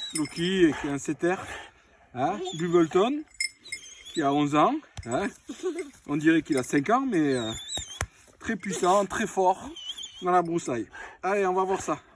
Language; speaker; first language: French; native; French